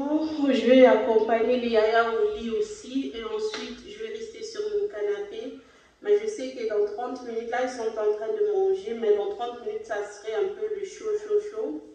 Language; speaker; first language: French; non-native, local second language; Lingala